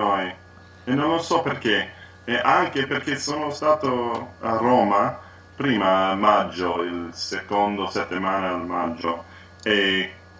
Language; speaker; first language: Italian; non-native, learner; English